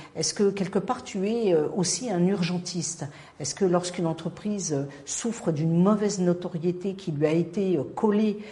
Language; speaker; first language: French; non-native, local second language; Arabic